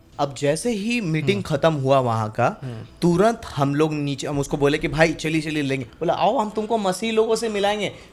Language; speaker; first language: Hindi; non-native, local second language; Bangla